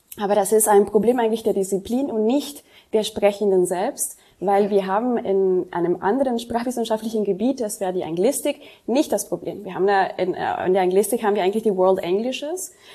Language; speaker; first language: German; non-native, fluent; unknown